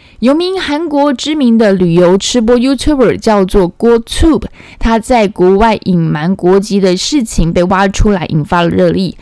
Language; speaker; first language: Chinese; non-native, fluent; Korean